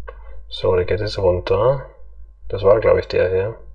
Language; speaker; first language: German; native; German